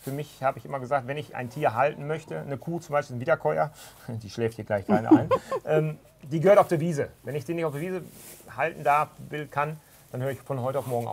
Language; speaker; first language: German; native; German